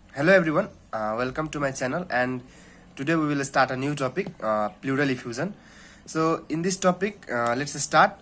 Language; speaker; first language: English; non-native, local second language; Nepali